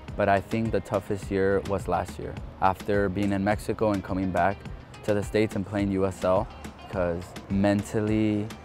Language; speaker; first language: English; early bilingual, other home language; Spanish